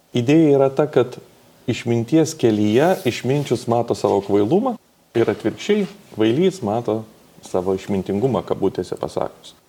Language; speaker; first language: Lithuanian; native; Lithuanian